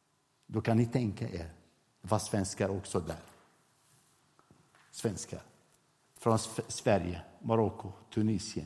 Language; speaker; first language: Swedish; non-native, fluent; Arabic